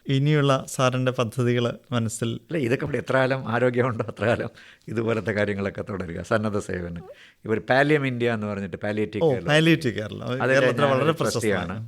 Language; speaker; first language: Malayalam; native; Malayalam